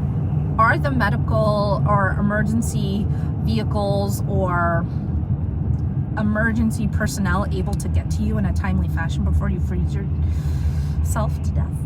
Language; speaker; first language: English; native; English